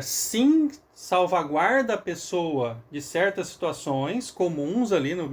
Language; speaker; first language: Portuguese; native; Portuguese